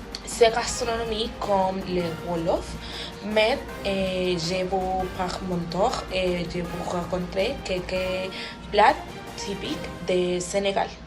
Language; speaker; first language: French; non-native, learner; Spanish